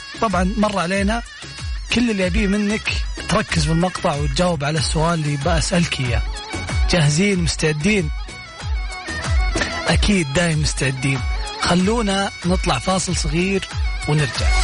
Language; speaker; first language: Arabic; native; Arabic